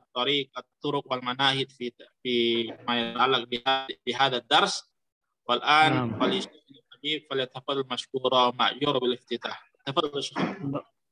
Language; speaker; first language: Arabic; non-native, learner; Indonesian